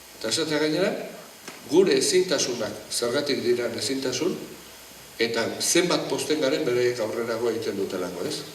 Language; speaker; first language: Basque; non-native, local second language; Spanish